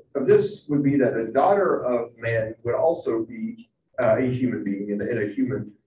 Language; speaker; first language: English; native; English